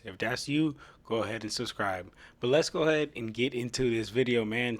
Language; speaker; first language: English; native; English